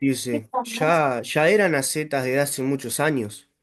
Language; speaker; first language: Spanish; native; Spanish